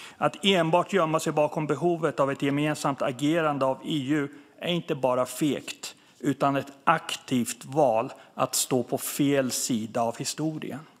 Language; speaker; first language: Swedish; early bilingual, other home language; Persian